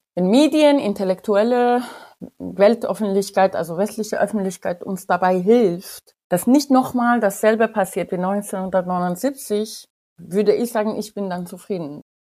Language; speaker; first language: German; non-native, fluent; Persian